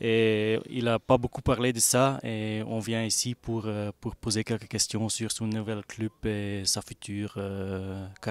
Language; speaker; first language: French; non-native, local second language; Dutch